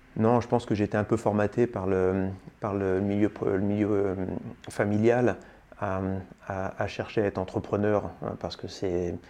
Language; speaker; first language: French; native; French